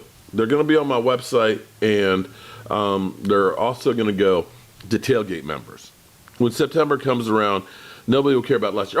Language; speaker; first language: English; native; English